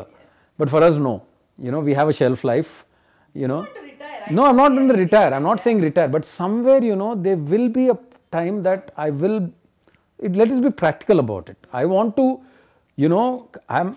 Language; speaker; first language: English; non-native, local second language; Telugu